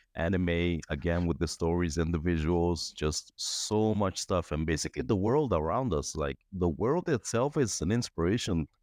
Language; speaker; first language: English; non-native, fluent; Spanish